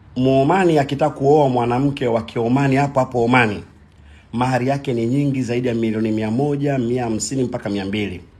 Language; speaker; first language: Swahili; native; Swahili